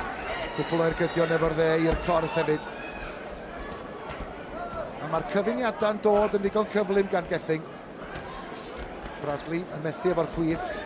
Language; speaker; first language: Welsh; native; Welsh